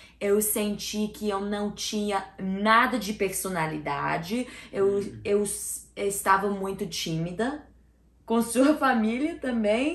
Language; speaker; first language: Portuguese; non-native, learner; English